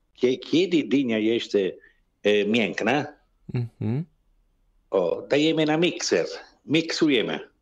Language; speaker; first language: Polish; non-native, learner; Italian